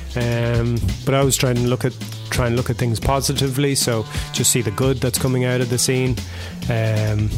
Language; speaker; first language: English; native; English